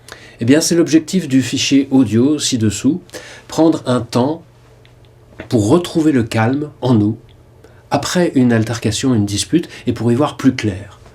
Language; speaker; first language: French; native; French